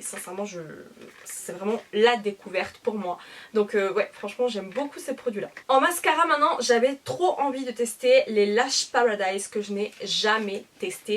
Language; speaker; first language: French; native; French